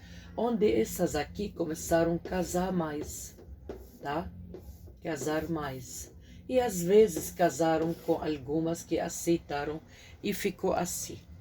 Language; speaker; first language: Portuguese; non-native, fluent; Arabic